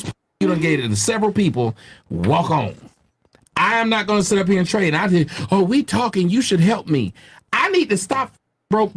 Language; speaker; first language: English; native; English